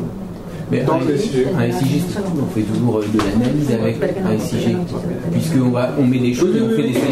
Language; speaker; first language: French; native; French